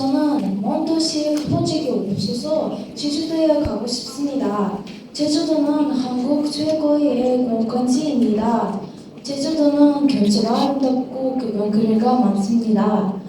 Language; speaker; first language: Korean; non-native, learner; Kazakh